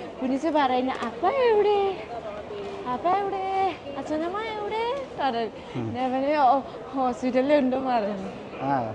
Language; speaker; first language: Malayalam; non-native, learner; Nepali